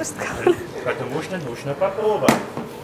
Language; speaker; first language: Russian; non-native, learner; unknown